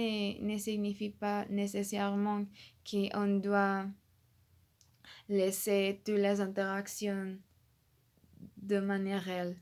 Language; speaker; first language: French; non-native, learner; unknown